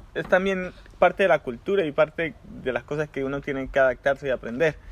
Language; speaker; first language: Spanish; native; Spanish